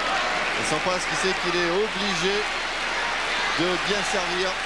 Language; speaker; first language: French; native; French